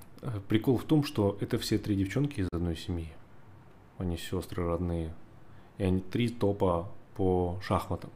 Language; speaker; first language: Russian; native; Russian